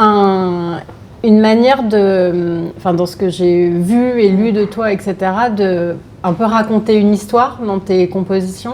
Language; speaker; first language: French; native; French